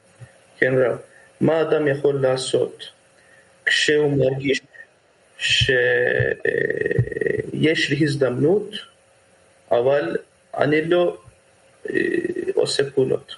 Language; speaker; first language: Hebrew; non-native, learner; Turkish